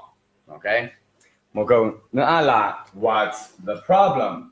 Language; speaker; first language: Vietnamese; non-native, fluent; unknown